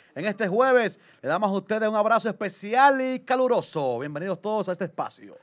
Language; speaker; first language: Spanish; native; Spanish